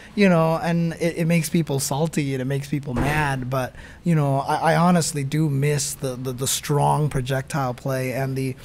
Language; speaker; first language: English; native; English